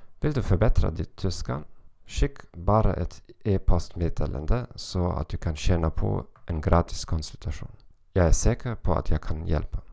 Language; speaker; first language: Swedish; non-native, learner; German